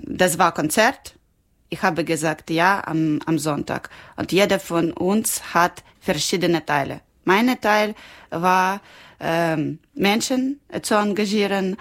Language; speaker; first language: German; non-native, learner; Ukrainian